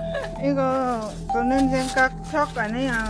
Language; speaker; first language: Korean; non-native, learner; Lao